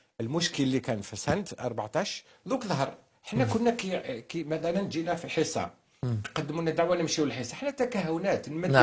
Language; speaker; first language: Arabic; native; Arabic